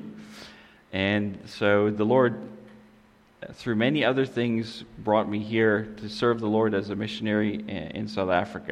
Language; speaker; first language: English; non-native, local second language; Afrikaans